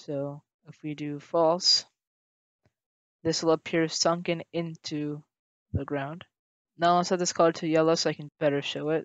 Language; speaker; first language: English; native; English